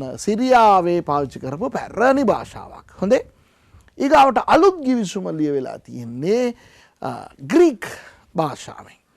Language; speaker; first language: Sinhala; non-native, local second language; Tamil